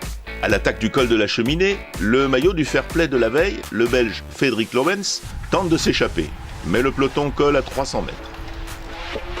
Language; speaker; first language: French; native; French